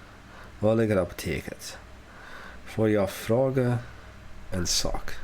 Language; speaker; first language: Swedish; non-native, learner; English